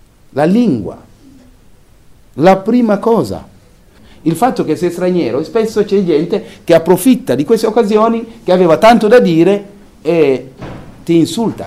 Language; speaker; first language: Italian; non-native, fluent; Wolof